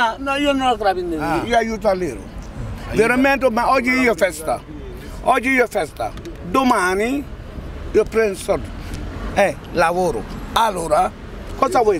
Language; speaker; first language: Italian; non-native, learner; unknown